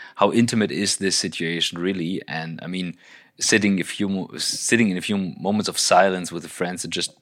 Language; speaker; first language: English; non-native, fluent; German